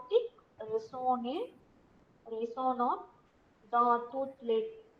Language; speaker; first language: French; non-native, learner; Tamil